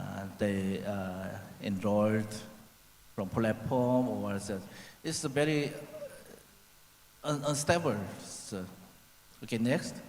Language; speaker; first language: English; non-native, learner; Korean